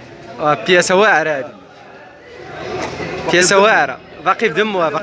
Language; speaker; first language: Arabic; native; Arabic